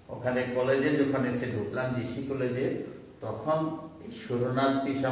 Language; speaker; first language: Bangla; non-native, local second language; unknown